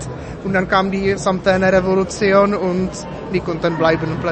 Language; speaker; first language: German; non-native, fluent; Czech